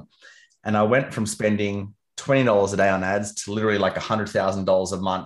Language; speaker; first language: English; native; English